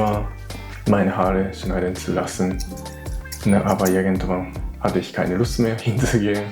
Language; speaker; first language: German; non-native, learner; Japanese